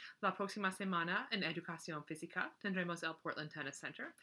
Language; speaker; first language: Spanish; non-native, learner; English